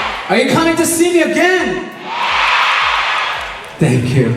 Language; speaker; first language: English; non-native, learner; Korean